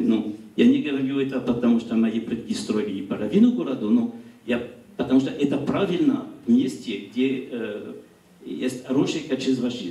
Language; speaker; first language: Russian; non-native, learner; French